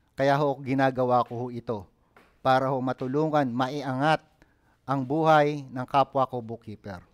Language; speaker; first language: Filipino; native; Filipino